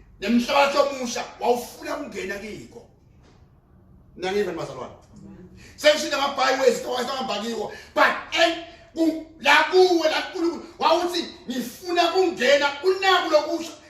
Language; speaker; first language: Zulu; non-native, local second language; Swati